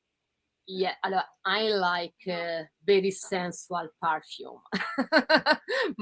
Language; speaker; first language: English; non-native, learner; Italian